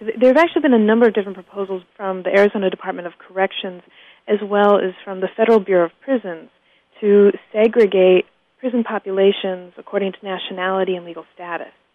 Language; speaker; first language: English; native; English